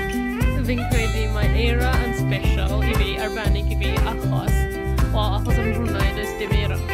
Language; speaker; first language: Welsh; non-native, learner; Malay